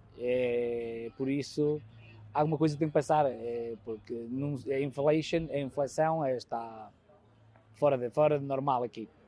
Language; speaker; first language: Portuguese; native; Portuguese